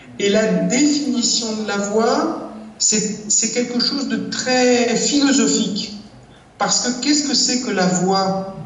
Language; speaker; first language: French; native; French